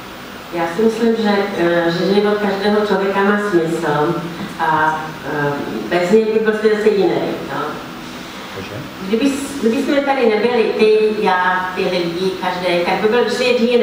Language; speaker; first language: Czech; non-native, fluent; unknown